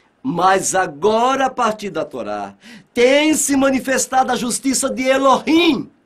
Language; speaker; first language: Portuguese; native; Portuguese